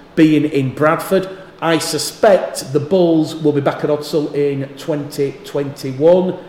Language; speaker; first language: English; native; English